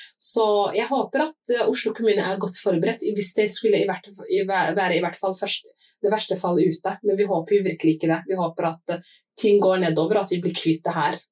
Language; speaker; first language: Norwegian; early bilingual, other home language; Somali